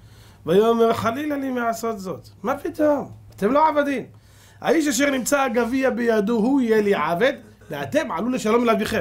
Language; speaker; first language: Hebrew; native; Hebrew